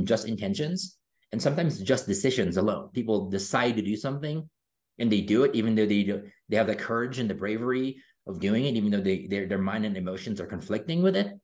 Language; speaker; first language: English; non-native, local second language; Filipino